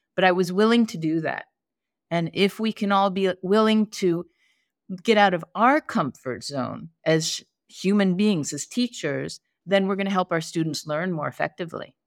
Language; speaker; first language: English; native; English